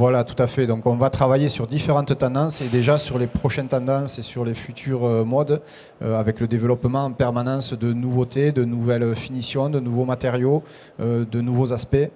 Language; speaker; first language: French; native; French